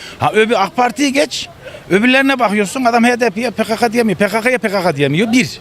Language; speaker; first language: Turkish; native; Turkish